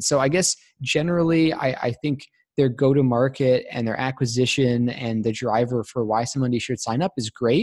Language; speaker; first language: English; native; English